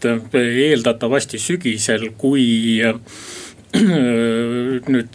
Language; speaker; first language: Estonian; native; Estonian